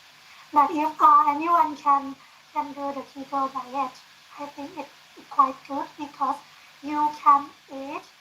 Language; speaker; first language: English; non-native, learner; Thai